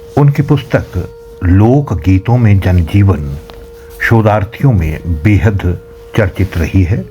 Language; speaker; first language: Hindi; native; Hindi